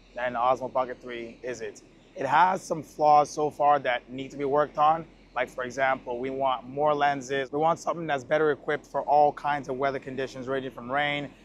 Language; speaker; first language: English; native; English